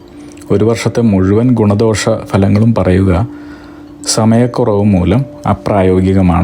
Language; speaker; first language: Malayalam; native; Malayalam